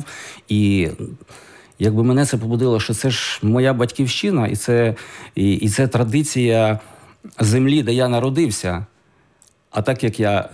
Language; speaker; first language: Ukrainian; native; Ukrainian